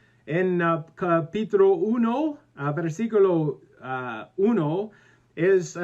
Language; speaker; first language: Spanish; non-native, learner; English